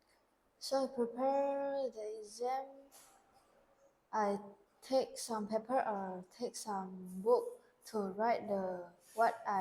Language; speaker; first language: English; non-native, learner; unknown